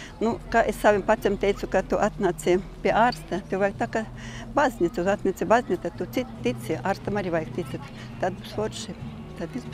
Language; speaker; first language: Latvian; non-native, local second language; Russian